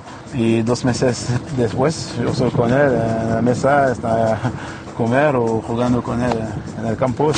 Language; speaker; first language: Spanish; non-native, learner; French